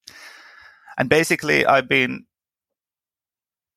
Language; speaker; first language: English; non-native, fluent; Finnish